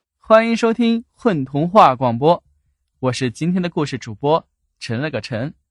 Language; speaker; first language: Chinese; native; Chinese